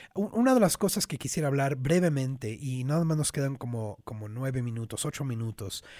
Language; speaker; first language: Spanish; native; Spanish